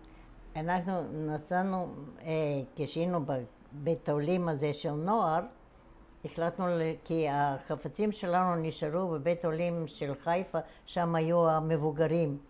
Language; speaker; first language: Hebrew; non-native, fluent; Bulgarian